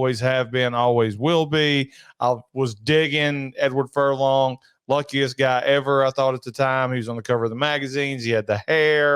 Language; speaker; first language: English; native; English